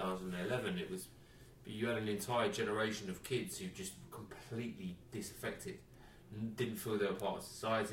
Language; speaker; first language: English; native; English